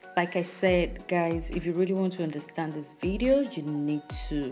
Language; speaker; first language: English; non-native, local second language; Yoruba